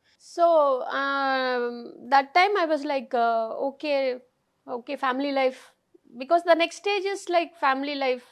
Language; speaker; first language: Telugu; non-native, fluent; Tamil